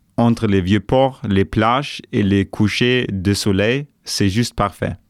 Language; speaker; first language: French; non-native, fluent; German